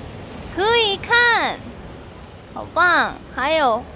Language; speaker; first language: Chinese; non-native, learner; Korean